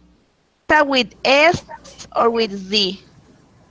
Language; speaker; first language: English; non-native, learner; Spanish